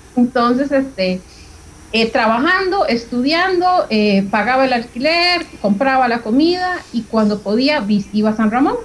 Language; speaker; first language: Spanish; native; Spanish